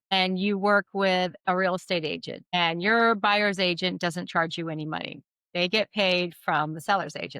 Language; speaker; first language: English; native; English